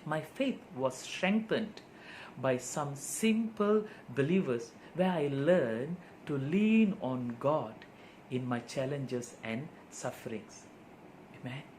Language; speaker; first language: English; non-native, local second language; Tamil